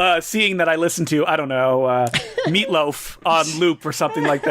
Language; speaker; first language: English; native; English